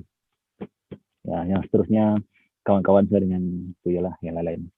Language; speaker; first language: Malay; non-native, local second language; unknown